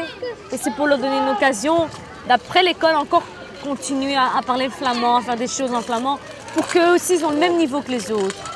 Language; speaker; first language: French; early bilingual, other home language; Arabic